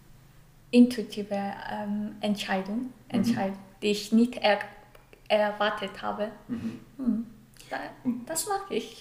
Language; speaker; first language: German; non-native, fluent; Korean